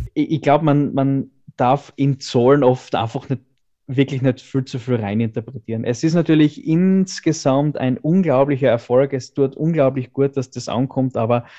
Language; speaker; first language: German; native; German